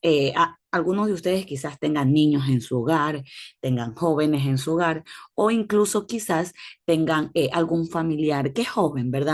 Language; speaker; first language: Spanish; native; Spanish